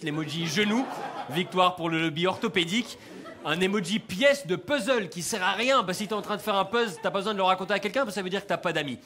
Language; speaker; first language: French; native; French